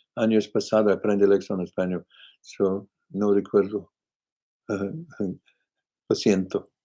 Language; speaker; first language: Spanish; non-native, learner; English